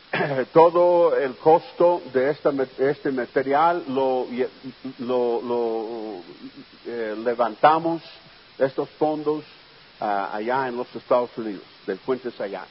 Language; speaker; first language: Spanish; non-native, fluent; English